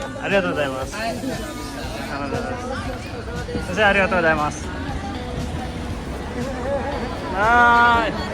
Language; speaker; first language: Japanese; non-native, learner; Nepali